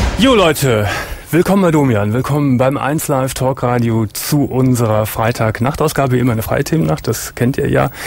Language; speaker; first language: German; native; German